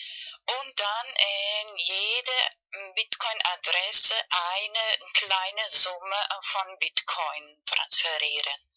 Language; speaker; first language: German; non-native, fluent; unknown